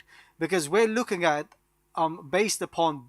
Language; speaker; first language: English; non-native, local second language; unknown